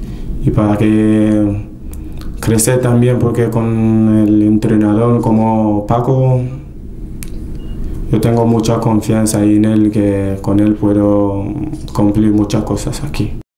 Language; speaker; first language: Spanish; non-native, learner; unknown